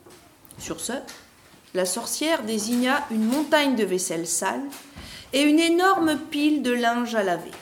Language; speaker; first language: French; native; French